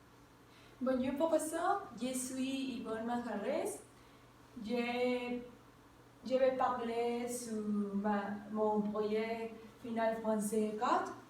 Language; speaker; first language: French; non-native, learner; Spanish